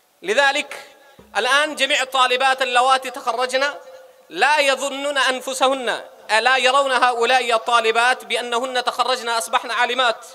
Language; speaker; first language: Arabic; non-native, fluent; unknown